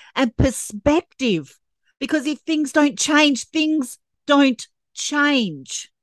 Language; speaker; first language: English; native; English